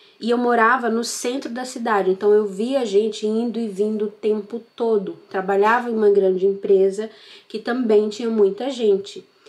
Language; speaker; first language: Portuguese; native; Portuguese